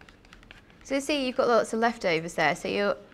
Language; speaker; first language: English; native; English